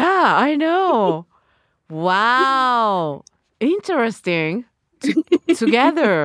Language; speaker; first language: English; non-native, learner; Japanese